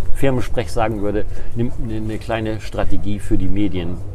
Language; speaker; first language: German; native; German